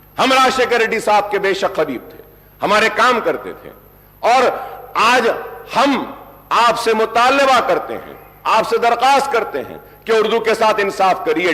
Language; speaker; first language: Urdu; native; Urdu